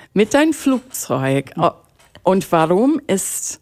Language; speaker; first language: German; non-native, fluent; English